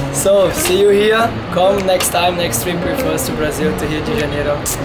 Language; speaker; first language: English; non-native, fluent; Portuguese